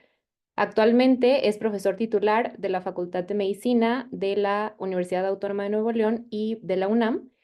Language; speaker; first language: Spanish; native; Spanish